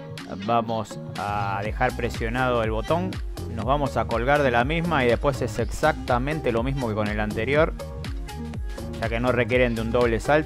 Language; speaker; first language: Spanish; native; Spanish